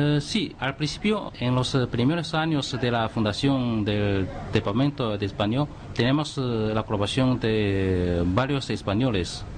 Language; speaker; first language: Spanish; non-native, fluent; Chinese